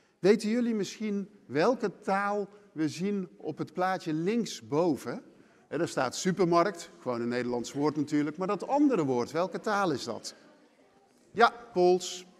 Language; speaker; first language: Dutch; native; Dutch